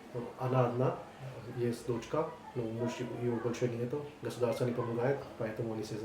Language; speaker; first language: Russian; non-native, learner; Hindi